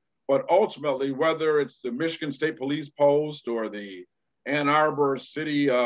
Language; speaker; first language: English; native; English